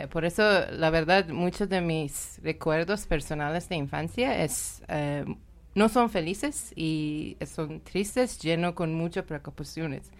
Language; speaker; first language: Spanish; non-native, learner; Persian